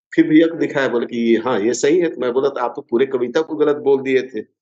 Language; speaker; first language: Hindi; native; Hindi